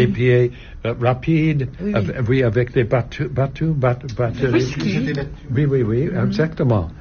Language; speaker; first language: French; non-native, learner; English